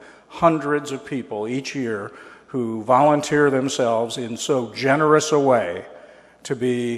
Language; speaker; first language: English; native; English